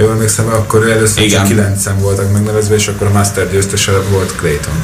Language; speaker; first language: Hungarian; native; Hungarian